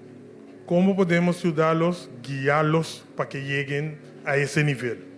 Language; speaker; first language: Spanish; non-native, local second language; Papiamento